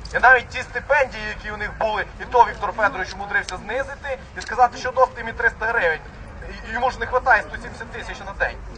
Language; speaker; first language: Ukrainian; native; Ukrainian